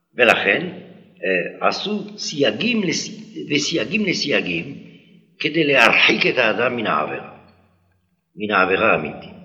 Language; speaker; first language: Hebrew; non-native, fluent; French